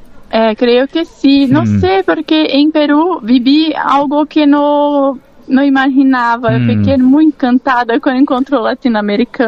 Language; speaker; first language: Spanish; non-native, learner; Portuguese